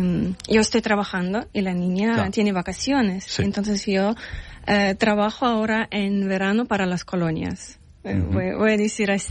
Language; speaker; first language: Spanish; non-native, learner; Ukrainian